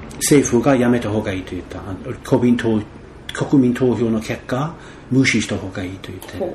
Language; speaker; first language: Japanese; non-native, fluent; English